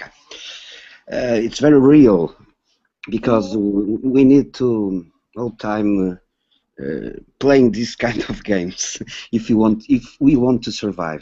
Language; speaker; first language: English; non-native, learner; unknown